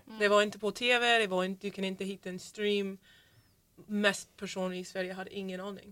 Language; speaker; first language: Swedish; non-native, learner; English